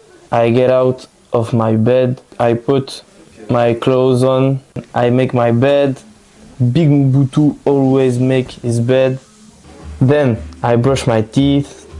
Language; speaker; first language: English; non-native, learner; French